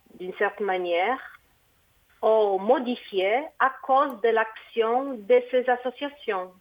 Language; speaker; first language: French; non-native, fluent; Portuguese